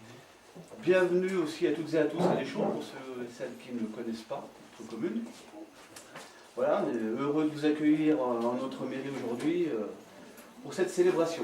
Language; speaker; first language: French; native; French